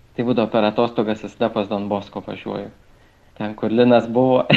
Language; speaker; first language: Lithuanian; native; Lithuanian